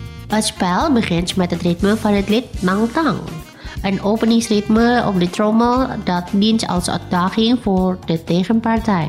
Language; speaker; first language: Dutch; non-native, fluent; Indonesian